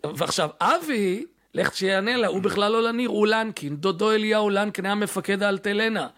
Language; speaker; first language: Hebrew; native; Hebrew